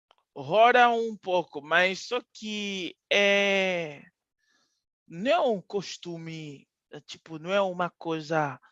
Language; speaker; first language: Portuguese; non-native, fluent; Haitian Creole